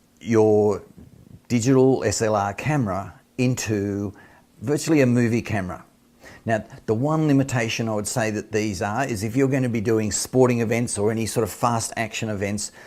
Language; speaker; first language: English; native; English